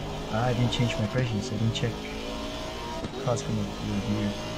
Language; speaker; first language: English; non-native, local second language; Malay